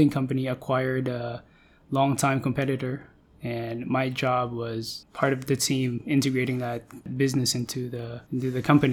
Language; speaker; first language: English; non-native, local second language; Filipino